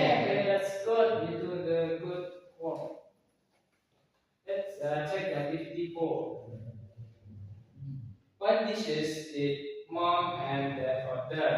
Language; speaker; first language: English; non-native, learner; Indonesian